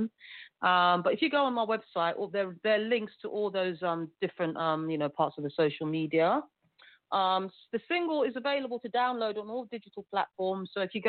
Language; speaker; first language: English; early bilingual, other home language; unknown